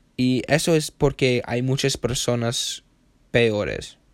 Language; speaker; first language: Spanish; non-native, learner; English